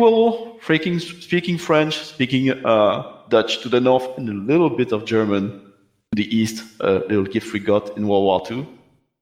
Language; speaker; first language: English; non-native, fluent; French